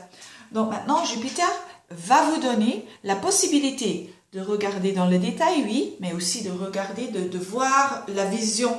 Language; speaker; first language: French; non-native, fluent; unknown